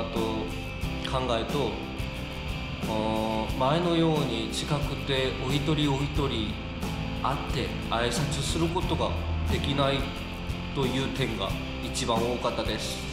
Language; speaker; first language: Japanese; non-native, fluent; Korean